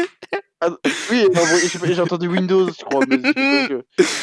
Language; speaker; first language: French; native; French